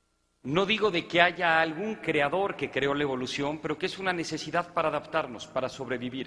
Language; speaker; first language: Spanish; native; Spanish